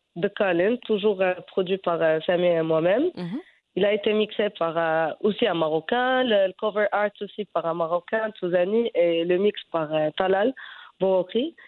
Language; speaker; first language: French; non-native, local second language; Arabic